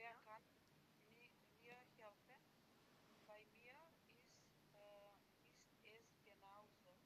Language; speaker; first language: German; non-native, learner; Macedonian